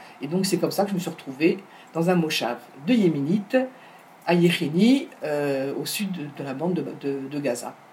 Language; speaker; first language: French; native; French